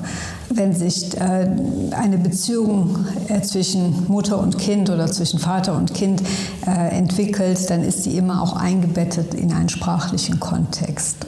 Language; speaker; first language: German; early bilingual, other home language; Turkish